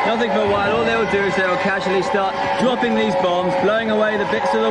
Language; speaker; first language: English; native; English